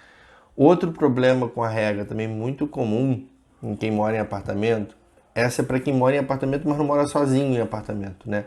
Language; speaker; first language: Portuguese; native; Portuguese